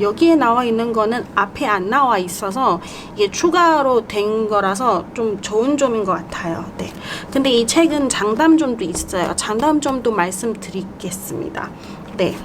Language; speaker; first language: Korean; non-native, fluent; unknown